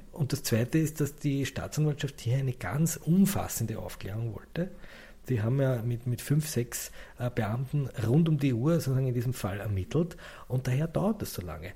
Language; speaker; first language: German; native; German